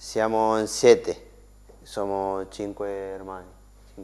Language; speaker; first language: Italian; non-native, learner; Spanish